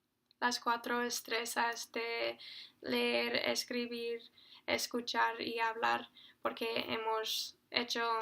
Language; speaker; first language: Spanish; non-native, fluent; English